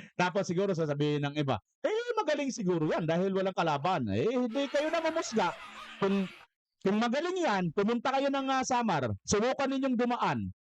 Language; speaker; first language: Filipino; non-native, local second language; Waray